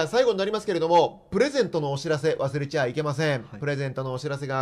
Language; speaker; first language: Japanese; native; Japanese